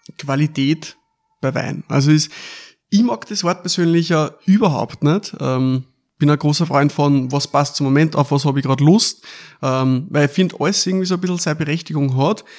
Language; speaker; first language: German; native; German